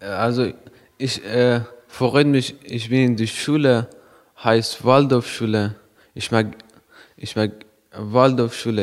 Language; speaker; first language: German; non-native, learner; Persian